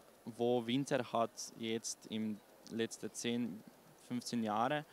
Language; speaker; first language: German; non-native, learner; Slovenian